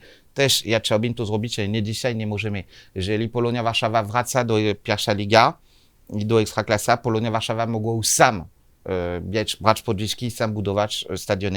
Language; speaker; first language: Polish; non-native, learner; French